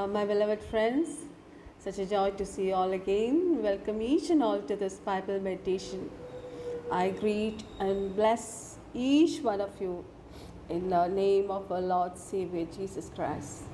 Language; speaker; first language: English; non-native, local second language; Malayalam